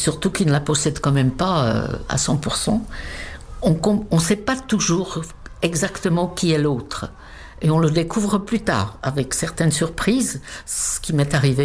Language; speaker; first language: French; non-native, fluent; Czech